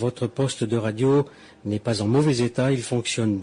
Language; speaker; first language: French; native; French